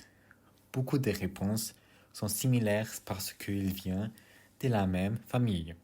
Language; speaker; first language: French; non-native, learner; German